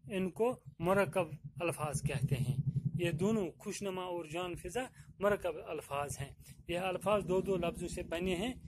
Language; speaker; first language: Urdu; non-native, local second language; Kashmiri